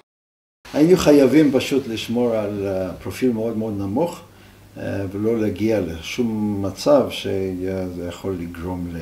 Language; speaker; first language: Hebrew; non-native, fluent; English